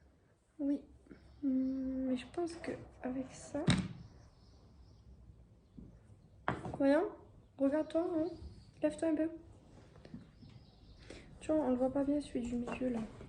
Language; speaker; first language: French; native; French